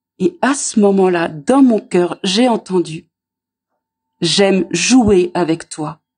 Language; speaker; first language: French; native; French